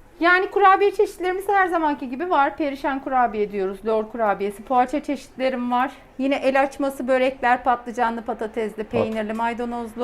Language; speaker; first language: Turkish; native; Turkish